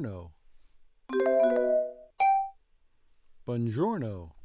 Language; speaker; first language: Italian; non-native, learner; English